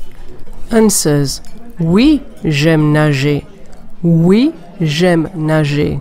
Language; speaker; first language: French; non-native, fluent; English